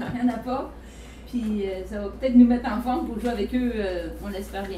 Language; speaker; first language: French; native; French